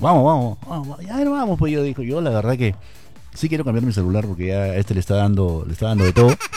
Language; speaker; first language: Spanish; native; Spanish